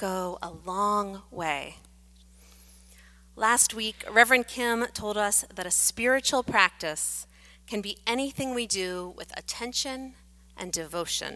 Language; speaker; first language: English; native; English